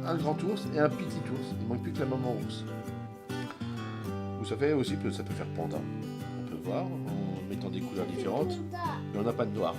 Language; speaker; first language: French; native; French